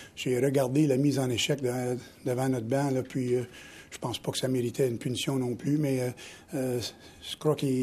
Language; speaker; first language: French; native; French